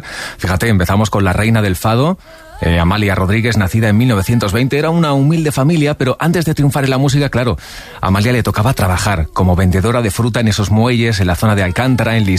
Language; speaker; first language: Spanish; native; Spanish